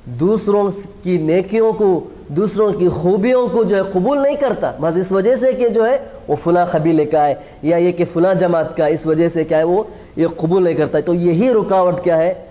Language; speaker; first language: Urdu; native; Urdu